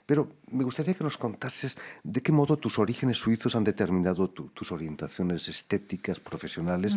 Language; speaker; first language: Spanish; native; Spanish